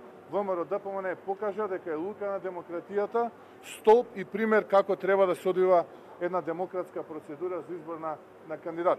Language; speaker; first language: Macedonian; native; Macedonian